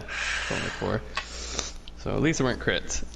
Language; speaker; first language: English; native; English